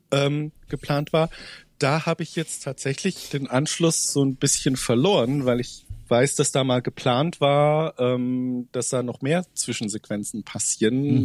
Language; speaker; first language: German; native; German